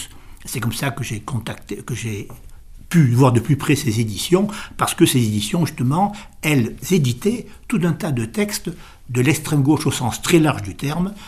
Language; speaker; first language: French; native; French